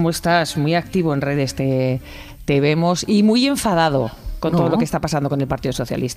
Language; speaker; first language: Spanish; native; Spanish